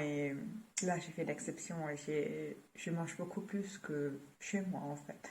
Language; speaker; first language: French; non-native, fluent; German